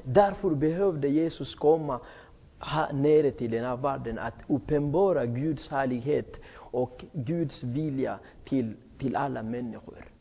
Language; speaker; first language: Swedish; non-native, fluent; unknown